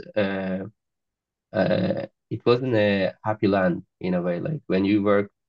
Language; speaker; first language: English; non-native, fluent; Azerbaijani